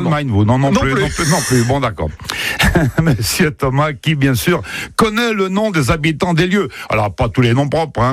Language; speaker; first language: French; native; French